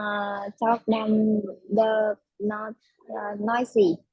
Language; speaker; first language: English; non-native, learner; Vietnamese